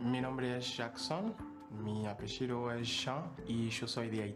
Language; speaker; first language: Spanish; non-native, fluent; Haitian Creole